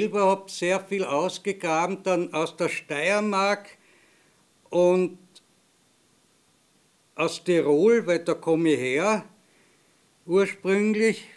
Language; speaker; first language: German; native; German